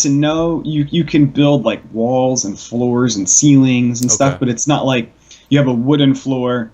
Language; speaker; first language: English; native; English